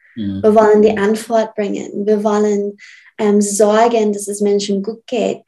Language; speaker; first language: German; non-native, fluent; English